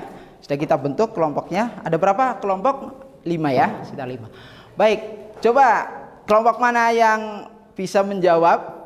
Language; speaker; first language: Indonesian; native; Indonesian